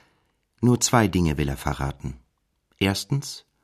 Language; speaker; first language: German; native; German